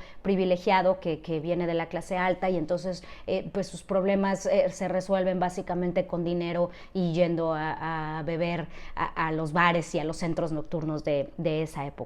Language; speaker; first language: Spanish; native; Spanish